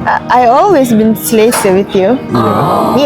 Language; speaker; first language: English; non-native, local second language; Malay